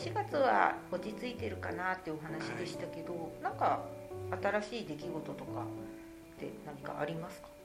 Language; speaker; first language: Japanese; native; Japanese